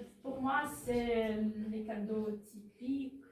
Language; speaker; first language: French; non-native, learner; Ukrainian